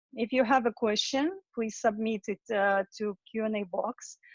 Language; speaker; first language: English; non-native, fluent; Russian